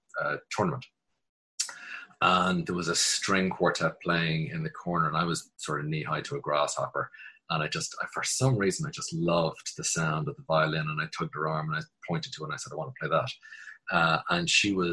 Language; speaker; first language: English; native; English